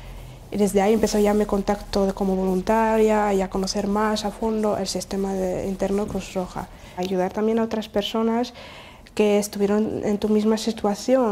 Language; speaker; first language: Spanish; non-native, fluent; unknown